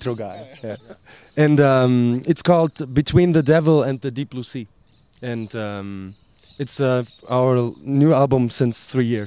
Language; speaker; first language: English; non-native, fluent; German